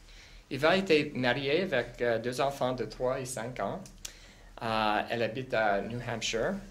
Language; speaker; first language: French; non-native, local second language; English